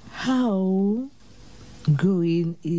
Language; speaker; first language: English; non-native, learner; French